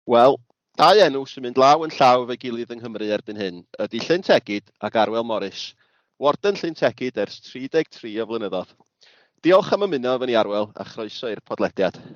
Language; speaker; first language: Welsh; native; Welsh